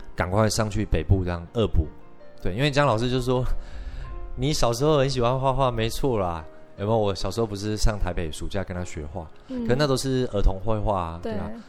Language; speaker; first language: Chinese; native; Chinese